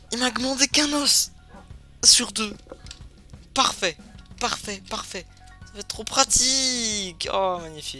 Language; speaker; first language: French; native; French